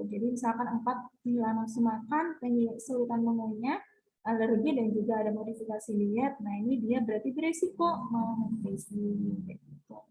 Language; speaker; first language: Indonesian; native; Indonesian